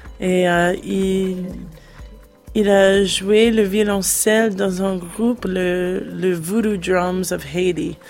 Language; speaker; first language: French; non-native, learner; English